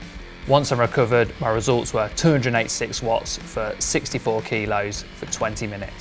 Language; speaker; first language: English; native; English